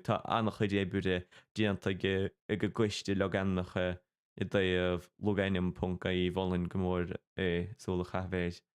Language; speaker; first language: Irish; non-native, local second language; English